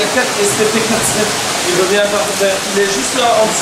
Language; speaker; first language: French; native; French